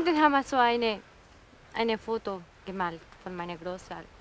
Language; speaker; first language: German; early bilingual, heritage; German